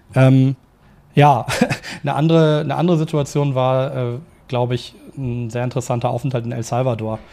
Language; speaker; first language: German; native; German